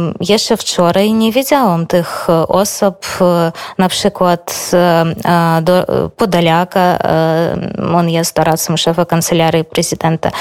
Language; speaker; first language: Polish; non-native, fluent; Belarusian